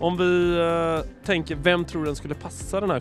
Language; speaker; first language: Swedish; native; Swedish